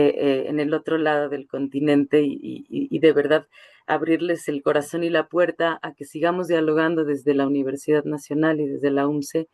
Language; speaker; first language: Spanish; native; Spanish